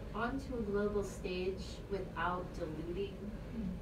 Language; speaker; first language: English; native; English